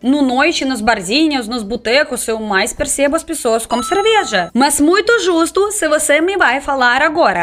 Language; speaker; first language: Portuguese; non-native, fluent; Russian